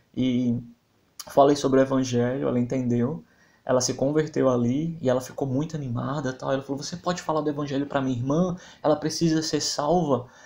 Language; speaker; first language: Portuguese; native; Portuguese